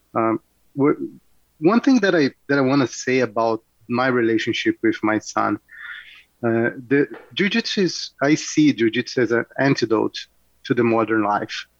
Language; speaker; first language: English; non-native, fluent; Portuguese